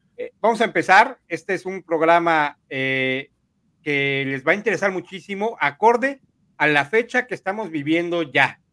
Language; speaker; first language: Spanish; native; Spanish